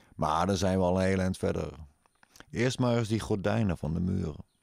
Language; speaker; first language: Dutch; native; Dutch